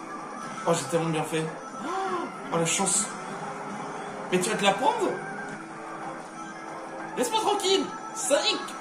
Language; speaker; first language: French; native; French